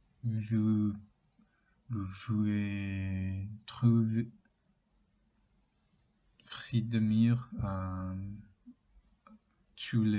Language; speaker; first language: French; non-native, learner; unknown